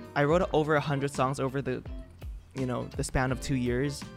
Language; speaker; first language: English; non-native, fluent; Vietnamese